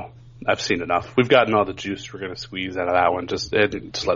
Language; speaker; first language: English; native; English